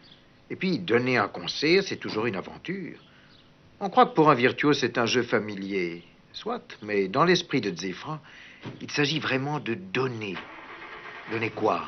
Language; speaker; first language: French; native; French